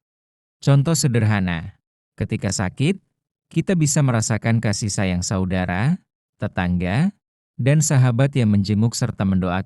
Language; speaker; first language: Indonesian; native; Indonesian